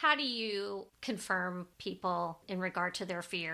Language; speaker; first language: English; native; English